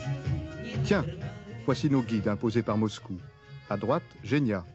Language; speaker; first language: French; native; French